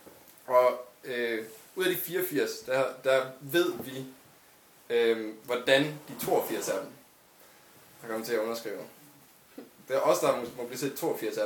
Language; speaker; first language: Danish; native; Danish